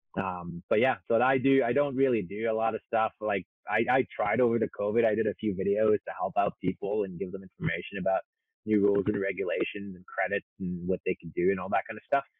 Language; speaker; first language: English; non-native, local second language; French